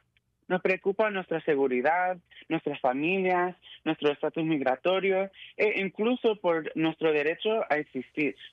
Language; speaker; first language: Spanish; early bilingual, heritage; Spanish